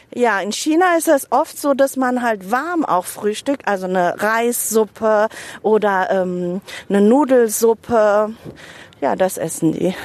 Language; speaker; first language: German; native; German